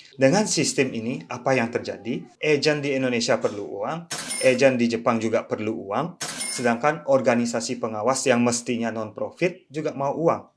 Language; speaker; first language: Indonesian; early bilingual, other home language; Japanese